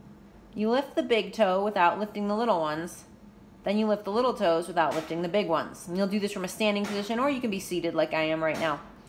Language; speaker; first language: English; native; English